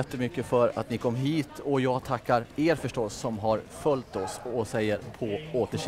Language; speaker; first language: Swedish; native; Swedish